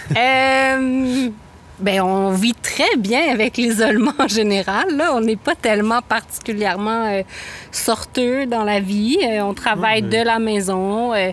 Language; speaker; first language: French; native; French